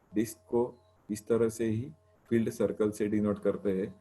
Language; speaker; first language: Hindi; non-native, local second language; Marathi